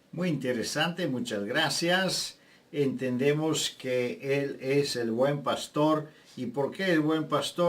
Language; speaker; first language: Spanish; non-native, fluent; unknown